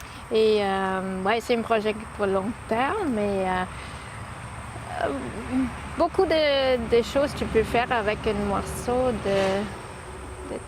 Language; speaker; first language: French; non-native, learner; English